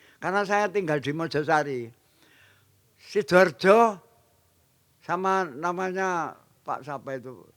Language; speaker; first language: Indonesian; non-native, local second language; Javanese